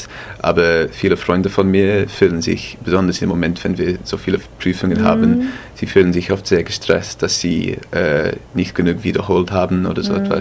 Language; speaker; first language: German; non-native, fluent; English